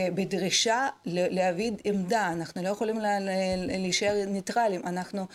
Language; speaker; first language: Hebrew; non-native, fluent; Russian